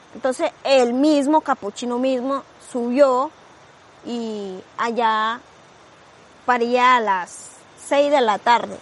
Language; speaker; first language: Spanish; non-native, local second language; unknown